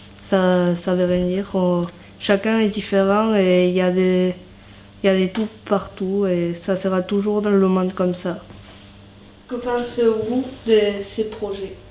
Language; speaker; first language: French; native; French